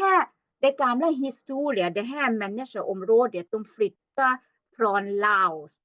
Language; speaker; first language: Swedish; non-native, learner; Thai